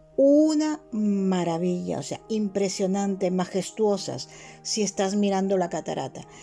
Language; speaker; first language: Spanish; native; Spanish